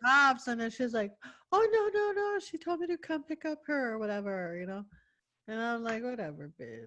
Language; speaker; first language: English; early bilingual, other home language; Spanish